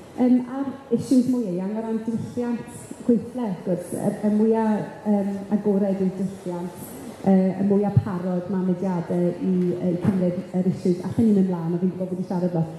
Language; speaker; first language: Welsh; native; Welsh